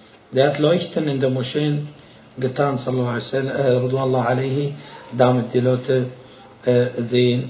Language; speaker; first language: German; non-native, fluent; Arabic